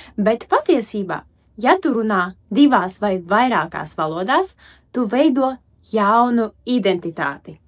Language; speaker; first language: Latvian; non-native, local second language; Russian